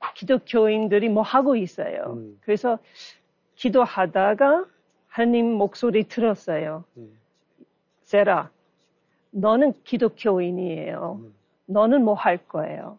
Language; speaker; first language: Korean; non-native, learner; English